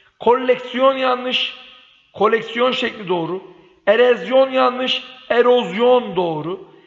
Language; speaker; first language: Turkish; native; Turkish